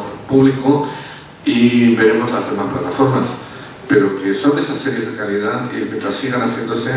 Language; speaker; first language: Spanish; native; Spanish